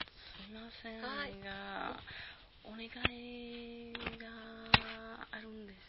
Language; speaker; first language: Japanese; non-native, learner; Spanish